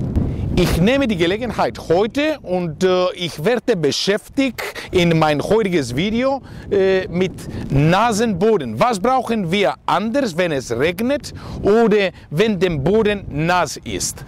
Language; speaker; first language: German; non-native, learner; Greek